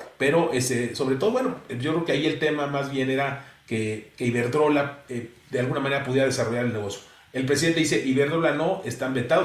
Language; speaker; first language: Spanish; native; Spanish